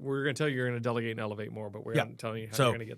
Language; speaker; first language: English; native; English